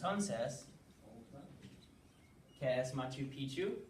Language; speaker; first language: Spanish; non-native, learner; English